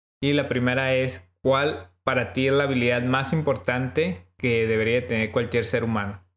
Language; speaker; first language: Spanish; native; Spanish